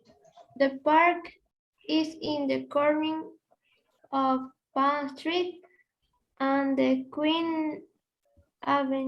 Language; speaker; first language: English; non-native, learner; Spanish